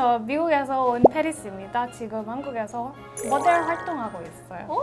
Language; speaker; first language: Korean; non-native, learner; English